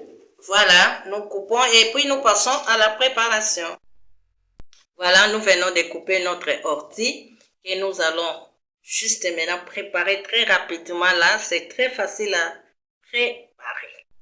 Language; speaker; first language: French; non-native, local second language; Lingala